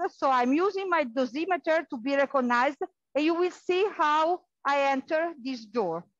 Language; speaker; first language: English; non-native, fluent; Italian